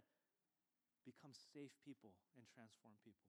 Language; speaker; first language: English; native; English